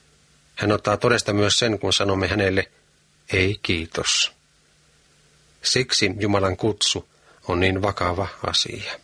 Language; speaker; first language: Finnish; native; Finnish